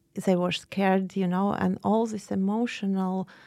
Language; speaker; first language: English; non-native, fluent; Latvian